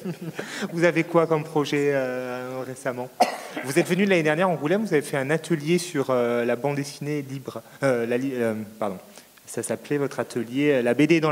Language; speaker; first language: French; native; French